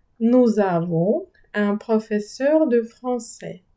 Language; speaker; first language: French; non-native, fluent; Ukrainian